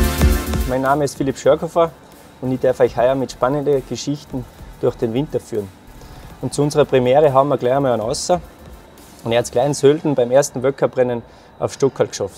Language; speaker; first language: German; native; German